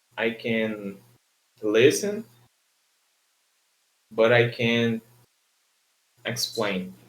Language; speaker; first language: English; non-native, learner; Portuguese